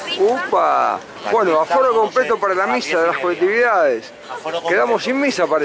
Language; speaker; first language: Spanish; native; Spanish